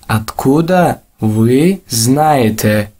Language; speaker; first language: Russian; non-native, local second language; Tajik